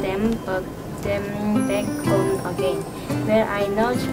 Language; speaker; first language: English; non-native, fluent; Korean